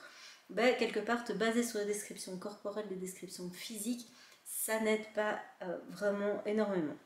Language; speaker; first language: French; native; French